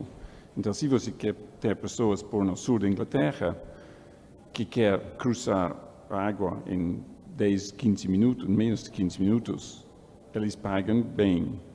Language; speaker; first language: Portuguese; non-native, learner; English